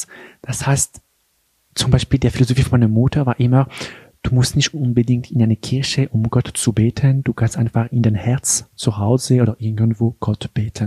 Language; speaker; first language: German; non-native, local second language; French